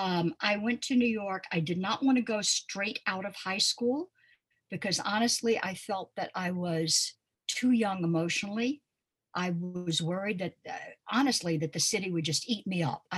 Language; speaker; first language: English; native; English